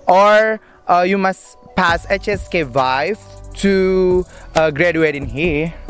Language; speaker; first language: English; non-native, learner; Indonesian